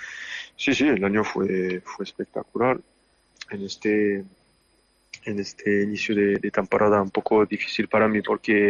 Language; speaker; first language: Spanish; non-native, fluent; French